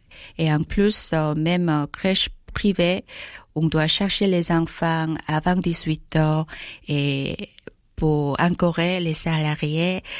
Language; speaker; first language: French; non-native, learner; Korean